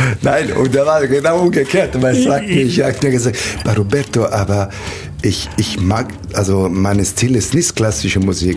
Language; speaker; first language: German; non-native, learner; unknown